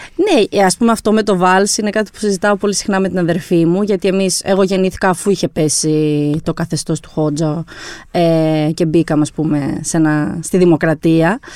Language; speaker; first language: Greek; early bilingual, other home language; Albanian